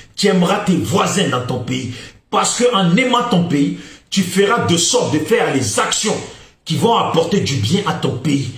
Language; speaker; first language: French; native; French